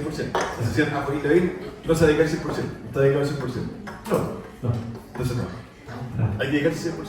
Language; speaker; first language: Spanish; native; Spanish